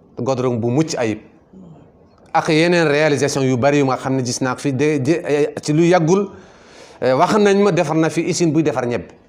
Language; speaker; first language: Wolof; non-native, local second language; Fula